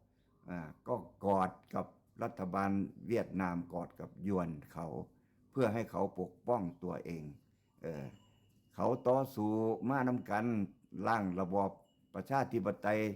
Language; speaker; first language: Thai; non-native, local second language; Lao